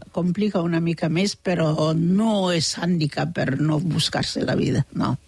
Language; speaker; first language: Catalan; non-native, fluent; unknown